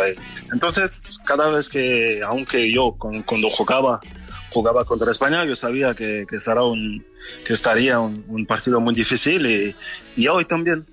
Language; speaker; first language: Spanish; non-native, fluent; French